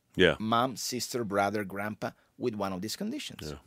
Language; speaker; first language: English; non-native, fluent; Italian